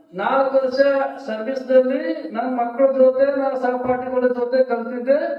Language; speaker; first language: Kannada; native; Kannada